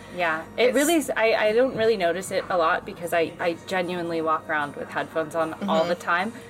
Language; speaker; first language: English; native; English